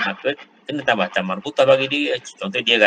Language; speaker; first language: Malay; native; Malay